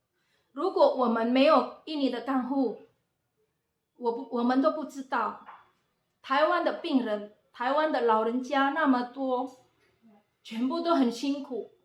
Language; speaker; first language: Chinese; non-native, fluent; Indonesian